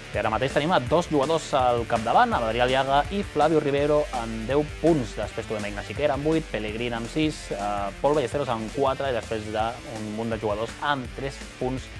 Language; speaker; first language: Catalan; native; Catalan